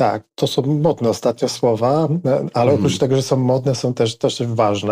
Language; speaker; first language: Polish; native; Polish